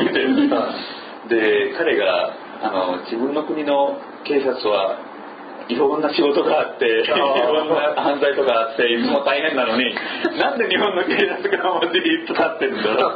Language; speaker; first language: Japanese; non-native, fluent; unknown